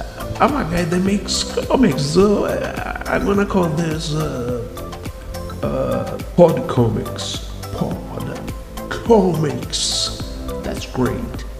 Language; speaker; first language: English; non-native, fluent; Portuguese